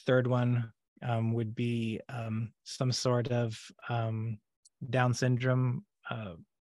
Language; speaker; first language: English; native; English